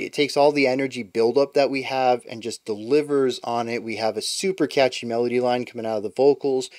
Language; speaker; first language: English; native; English